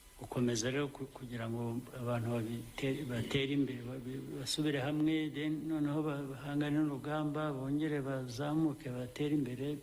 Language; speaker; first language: Kinyarwanda; early bilingual, heritage; Kinyarwanda